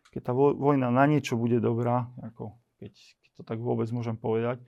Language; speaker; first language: Slovak; native; Slovak